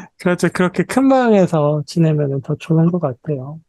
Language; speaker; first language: Korean; native; Korean